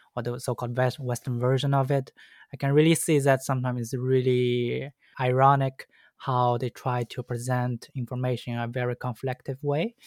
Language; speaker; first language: English; non-native, fluent; Chinese